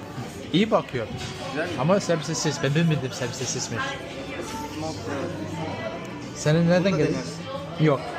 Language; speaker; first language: Turkish; early bilingual, heritage; English